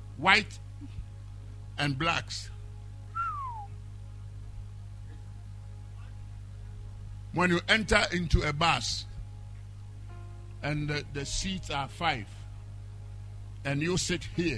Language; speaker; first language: English; non-native, local second language; Akan